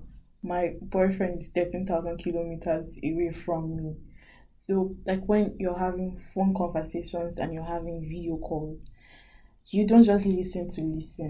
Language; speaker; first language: English; non-native, local second language; Yoruba